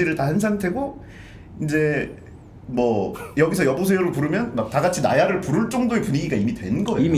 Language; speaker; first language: Korean; native; Korean